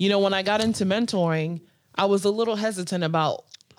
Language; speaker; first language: English; non-native, local second language; Akan